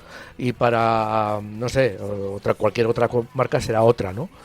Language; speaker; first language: Spanish; native; Spanish